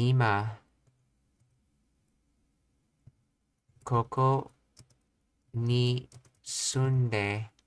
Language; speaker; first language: Japanese; non-native, learner; English